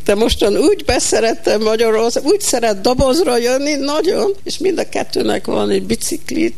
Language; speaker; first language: Hungarian; early bilingual, heritage; Hungarian